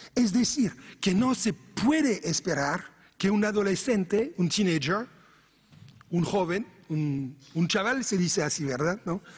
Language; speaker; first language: Spanish; non-native, fluent; French